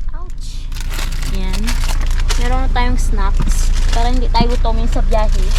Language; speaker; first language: Filipino; non-native, local second language; Hiligaynon